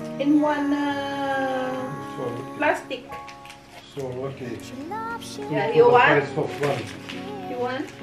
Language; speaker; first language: English; non-native, learner; Filipino